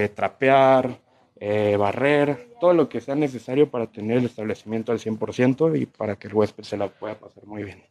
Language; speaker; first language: Spanish; native; Spanish